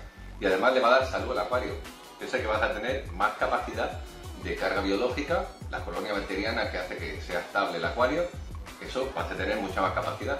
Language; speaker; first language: Spanish; native; Spanish